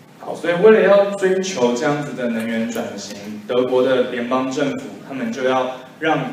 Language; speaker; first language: Chinese; native; Chinese